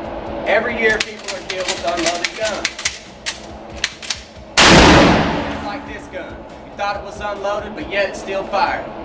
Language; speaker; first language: English; native; English